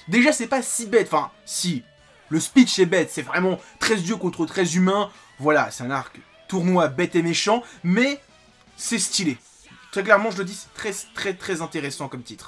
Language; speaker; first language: French; native; French